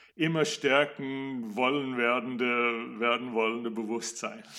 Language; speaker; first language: German; non-native, fluent; English